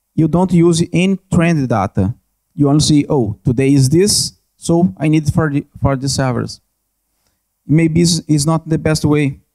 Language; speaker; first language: English; non-native, learner; Portuguese